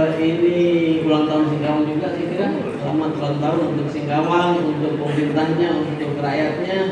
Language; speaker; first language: Indonesian; non-native, local second language; Madurese